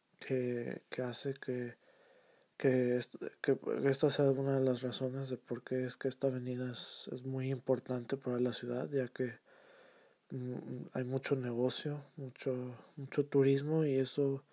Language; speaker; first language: Spanish; early bilingual, heritage; Spanish